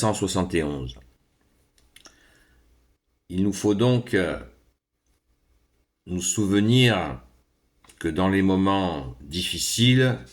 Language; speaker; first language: French; native; French